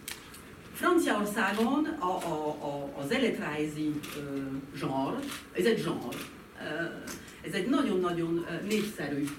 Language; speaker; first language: Hungarian; non-native, fluent; French